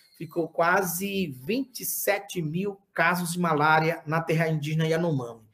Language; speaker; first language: Portuguese; non-native, local second language; Yanomámi